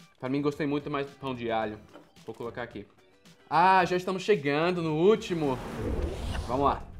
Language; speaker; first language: Portuguese; non-native, fluent; English